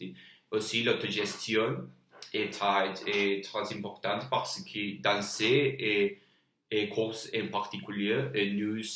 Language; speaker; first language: French; non-native, learner; Spanish